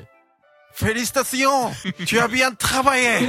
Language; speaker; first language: French; non-native, learner; Japanese